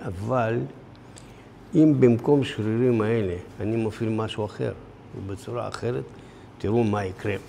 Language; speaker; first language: Hebrew; non-native, fluent; Russian